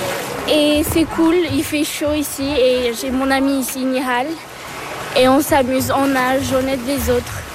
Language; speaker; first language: French; early bilingual, other home language; Turkish